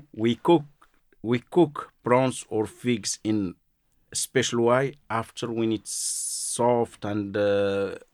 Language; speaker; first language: English; non-native, learner; Arabic